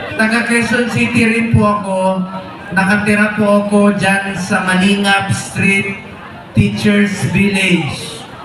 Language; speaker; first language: Filipino; non-native, local second language; Cebuano